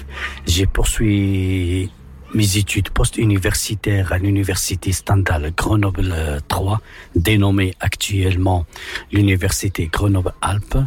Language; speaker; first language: French; non-native, local second language; Arabic